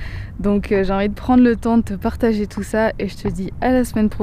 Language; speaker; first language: French; native; French